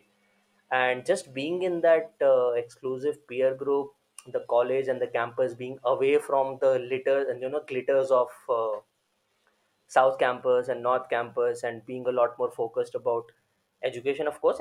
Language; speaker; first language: English; non-native, local second language; Hindi